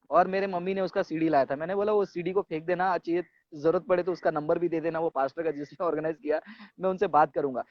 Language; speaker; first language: Hindi; non-native, local second language; Tamil